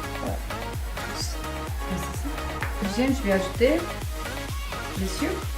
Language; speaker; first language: French; non-native, learner; Korean